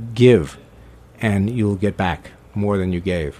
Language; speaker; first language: English; native; English